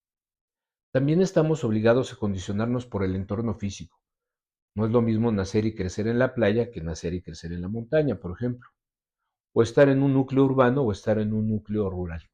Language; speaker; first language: Spanish; native; Spanish